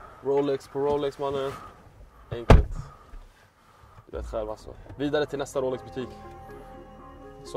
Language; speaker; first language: Swedish; native; Swedish